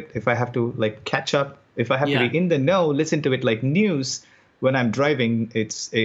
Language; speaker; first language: English; non-native, local second language; Tamil